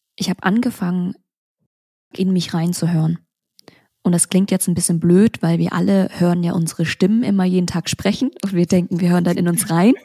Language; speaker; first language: German; early bilingual, other home language; Vietnamese